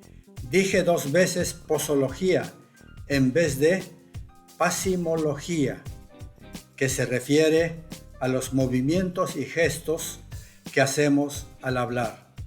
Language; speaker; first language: Spanish; non-native, local second language; Quechua